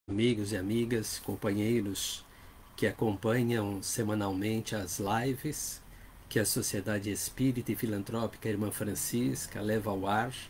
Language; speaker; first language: Portuguese; native; Portuguese